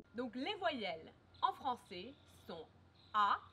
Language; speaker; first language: French; native; French